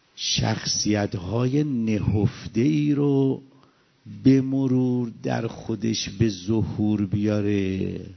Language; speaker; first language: Persian; native; Persian